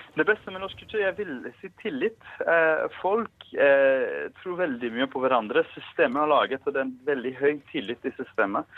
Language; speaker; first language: Norwegian; non-native, fluent; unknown